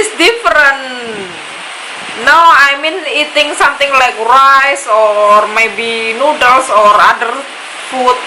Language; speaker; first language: English; non-native, learner; Indonesian